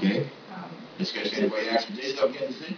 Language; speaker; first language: French; native; French